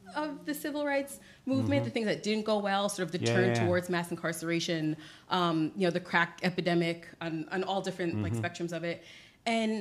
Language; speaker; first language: English; native; English